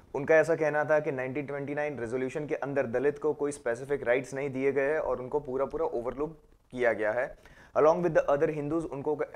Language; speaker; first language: Hindi; non-native, local second language; Gujarati